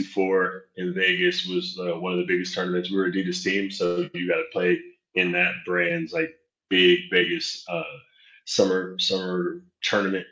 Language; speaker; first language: English; native; English